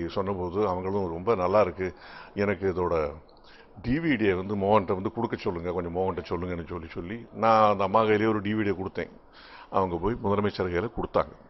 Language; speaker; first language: Tamil; native; Tamil